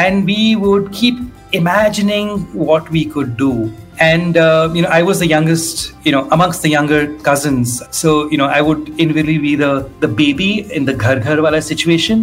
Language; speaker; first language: English; non-native, local second language; Hindi